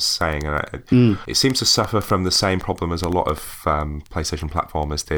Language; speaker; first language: English; native; English